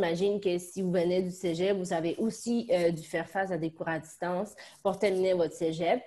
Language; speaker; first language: French; native; French